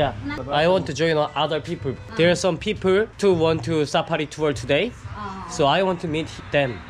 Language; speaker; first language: English; non-native, learner; Korean